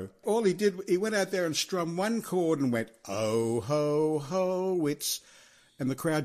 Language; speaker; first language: English; native; English